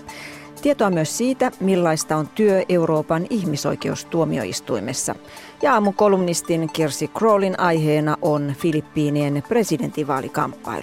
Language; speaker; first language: Finnish; native; Finnish